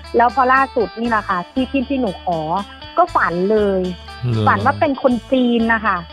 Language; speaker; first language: Thai; native; Thai